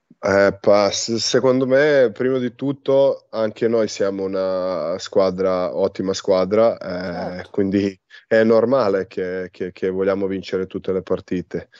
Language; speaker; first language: Italian; non-native, learner; Serbian